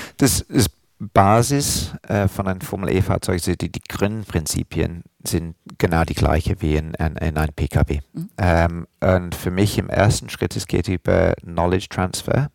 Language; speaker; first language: German; non-native, fluent; English